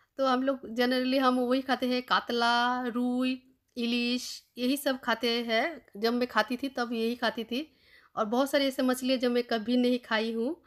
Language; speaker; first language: Hindi; non-native, local second language; Bangla